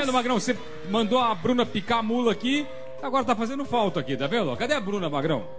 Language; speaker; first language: Portuguese; native; Portuguese